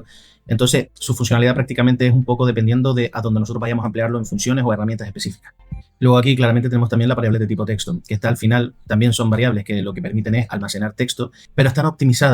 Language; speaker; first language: Spanish; native; Spanish